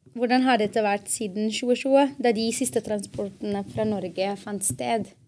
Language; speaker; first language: Norwegian; non-native, fluent; Arabic